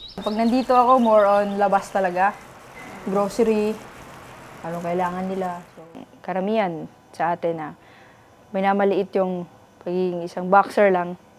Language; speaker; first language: Filipino; native; Filipino